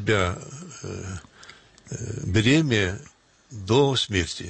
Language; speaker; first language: Russian; early bilingual, heritage; Russian